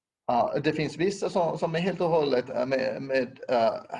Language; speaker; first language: Swedish; non-native, local second language; Finnish